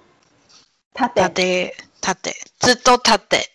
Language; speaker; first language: Japanese; non-native, learner; Chinese